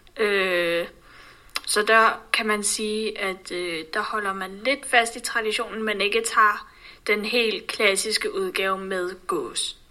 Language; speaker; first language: Danish; native; Danish